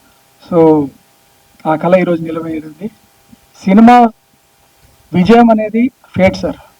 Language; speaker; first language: Telugu; native; Telugu